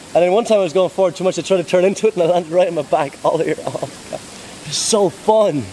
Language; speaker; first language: English; native; English